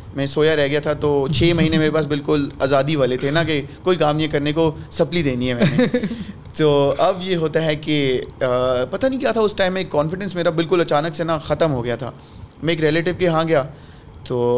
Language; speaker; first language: Urdu; native; Urdu